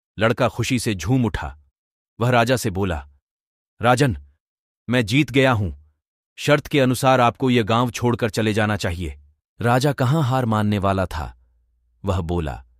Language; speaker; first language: Hindi; non-native, local second language; Gujarati